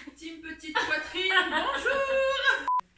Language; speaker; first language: French; native; French